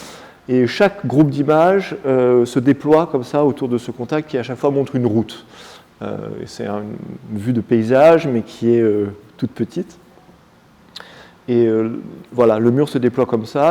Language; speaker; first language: French; native; French